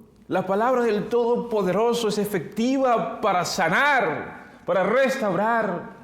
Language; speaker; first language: Spanish; native; Spanish